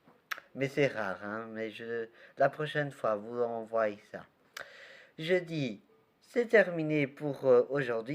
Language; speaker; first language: French; non-native, learner; Portuguese